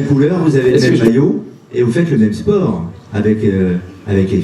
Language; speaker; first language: French; native; French